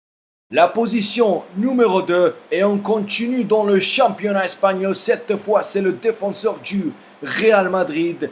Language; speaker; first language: French; non-native, fluent; Spanish